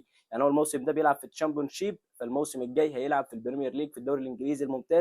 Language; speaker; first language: Arabic; native; Arabic